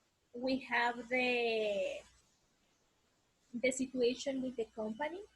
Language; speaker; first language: English; non-native, learner; Spanish